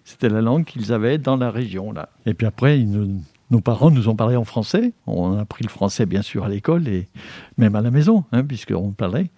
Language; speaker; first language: French; native; French